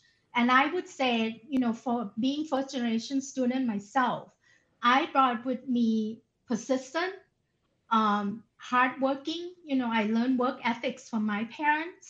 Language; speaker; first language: English; non-native, fluent; Thai